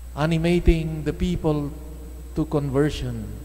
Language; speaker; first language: English; non-native, local second language; Filipino